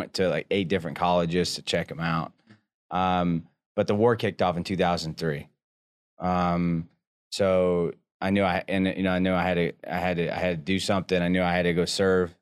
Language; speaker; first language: English; native; English